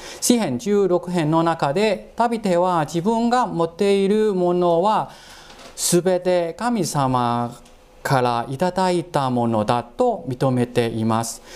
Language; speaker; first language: Japanese; non-native, fluent; Cantonese